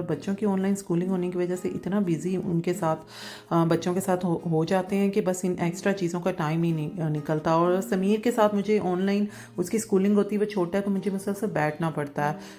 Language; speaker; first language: Urdu; native; Urdu